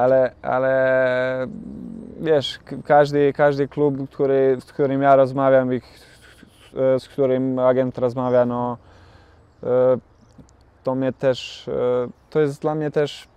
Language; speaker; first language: Polish; non-native, learner; Bosnian